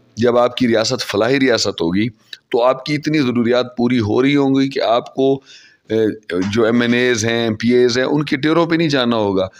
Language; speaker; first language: Urdu; non-native, local second language; Saraiki